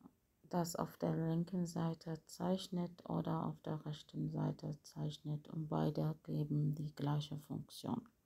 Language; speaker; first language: German; non-native, fluent; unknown